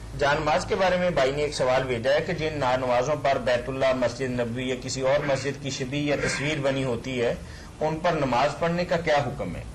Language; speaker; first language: Urdu; non-native, local second language; Punjabi